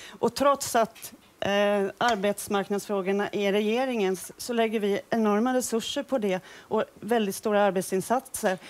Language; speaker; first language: Swedish; native; Swedish